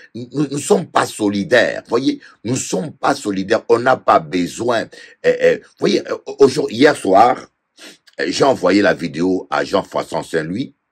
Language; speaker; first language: French; non-native, local second language; Lingala